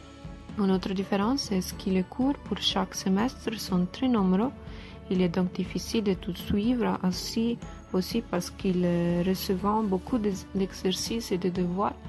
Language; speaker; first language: French; non-native, learner; Italian